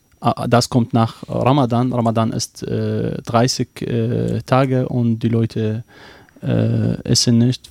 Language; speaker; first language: German; non-native, learner; Arabic